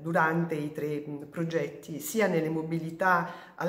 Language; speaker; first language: Italian; native; Italian